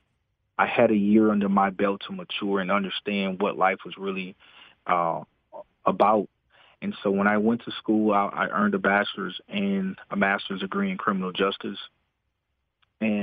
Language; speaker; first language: English; native; English